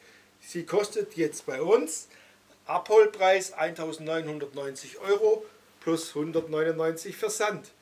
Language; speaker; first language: German; native; German